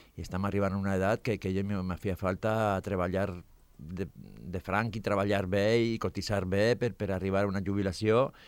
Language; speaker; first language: Catalan; non-native, fluent; Basque